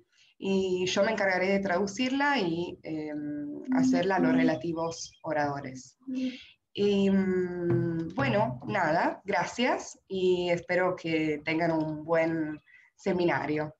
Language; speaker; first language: Spanish; non-native, fluent; Italian